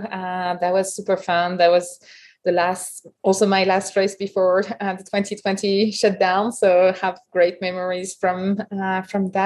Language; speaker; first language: English; non-native, fluent; French